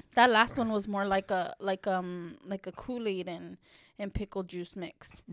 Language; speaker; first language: English; native; English